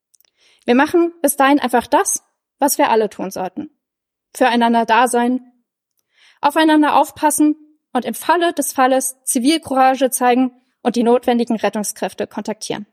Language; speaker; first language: German; native; German